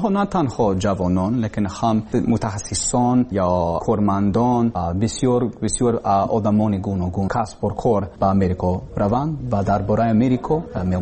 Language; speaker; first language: Persian; non-native, learner; English